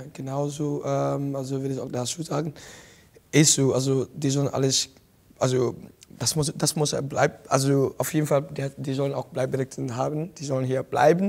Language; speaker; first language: German; non-native, learner; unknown